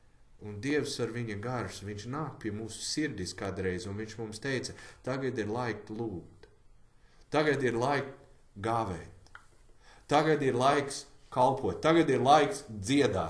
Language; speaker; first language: Latvian; non-native, learner; English